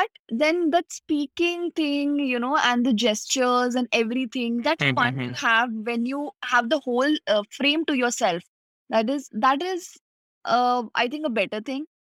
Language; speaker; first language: English; non-native, local second language; Punjabi